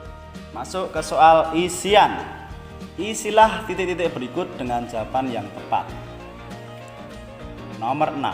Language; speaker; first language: Indonesian; native; Indonesian